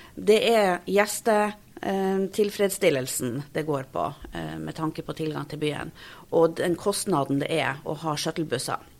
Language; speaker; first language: Norwegian; native; Norwegian